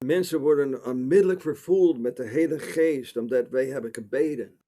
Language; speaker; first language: Dutch; non-native, fluent; English